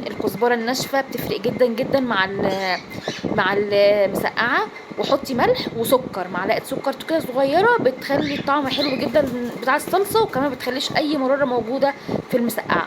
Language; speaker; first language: Arabic; native; Arabic